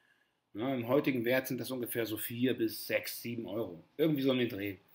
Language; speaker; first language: German; native; German